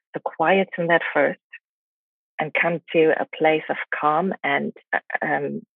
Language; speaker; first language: English; non-native, fluent; German